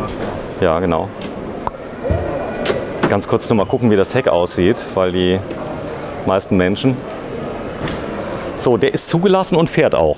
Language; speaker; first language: German; native; German